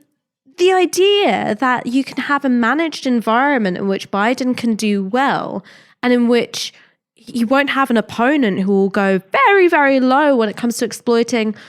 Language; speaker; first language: English; native; English